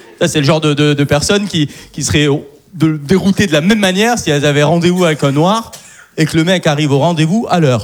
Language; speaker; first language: French; early bilingual, other home language; Arabic